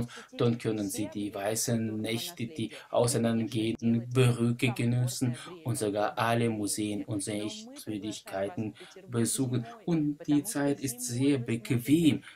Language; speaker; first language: German; non-native, fluent; Russian